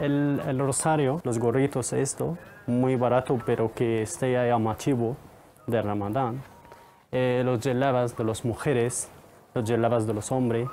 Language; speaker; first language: Spanish; non-native, learner; Arabic